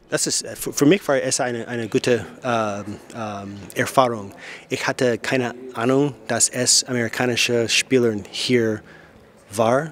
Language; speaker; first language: German; non-native, learner; English